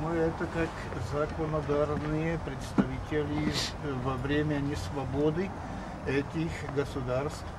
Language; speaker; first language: Russian; non-native, local second language; Czech